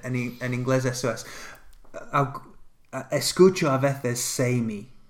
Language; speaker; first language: Spanish; non-native, fluent; English